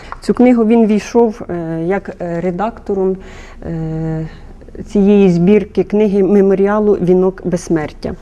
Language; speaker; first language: Ukrainian; native; Ukrainian